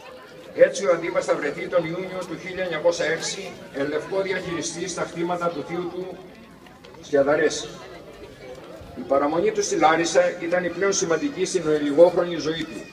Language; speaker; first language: Greek; native; Greek